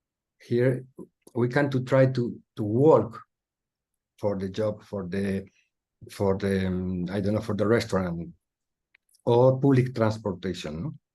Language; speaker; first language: English; non-native, learner; Spanish